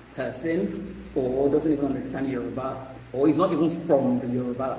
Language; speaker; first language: English; non-native, local second language; Yoruba